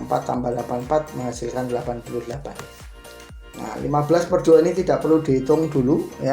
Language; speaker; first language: Indonesian; native; Indonesian